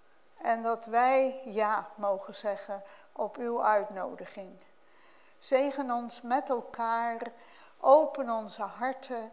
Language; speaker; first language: Dutch; native; Dutch